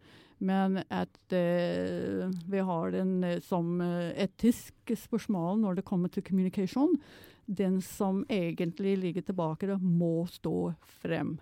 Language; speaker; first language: Norwegian; non-native, fluent; English